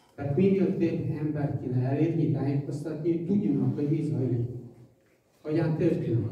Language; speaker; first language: Hungarian; non-native, fluent; Polish